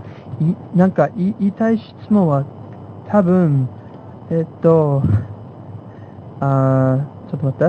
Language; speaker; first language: Japanese; non-native, fluent; English